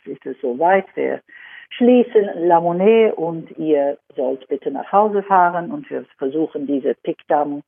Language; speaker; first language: German; non-native, fluent; Swedish